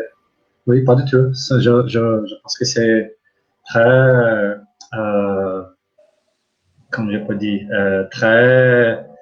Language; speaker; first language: French; non-native, learner; Portuguese